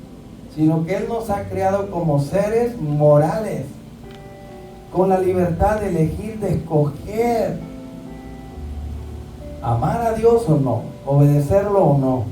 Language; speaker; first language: Spanish; native; Spanish